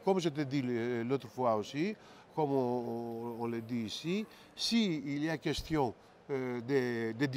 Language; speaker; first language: French; non-native, fluent; Greek